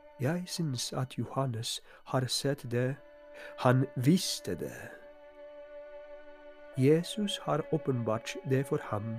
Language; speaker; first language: Norwegian; non-native, fluent; Polish